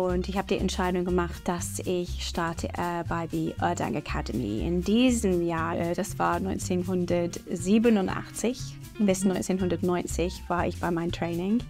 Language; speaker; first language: German; non-native, fluent; English